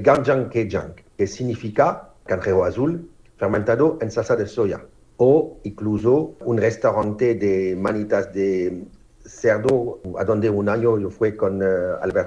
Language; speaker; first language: Spanish; non-native, fluent; French